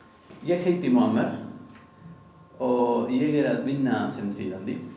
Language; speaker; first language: Icelandic; non-native, learner; Spanish